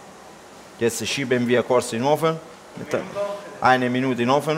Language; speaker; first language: German; non-native, learner; Italian